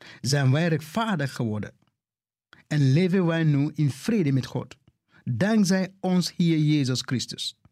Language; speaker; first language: Dutch; non-native, fluent; English